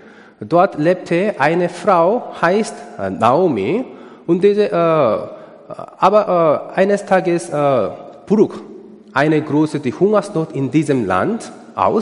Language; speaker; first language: German; non-native, learner; Korean